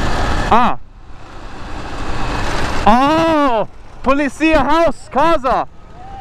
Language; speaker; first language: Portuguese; non-native, learner; English